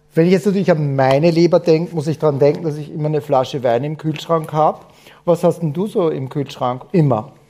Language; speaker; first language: German; native; German